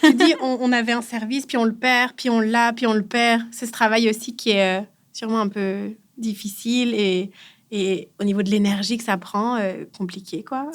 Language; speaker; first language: French; native; French